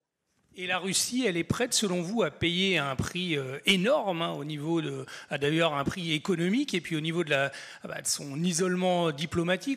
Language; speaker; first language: French; native; French